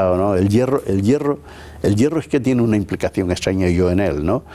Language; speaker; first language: Spanish; native; Spanish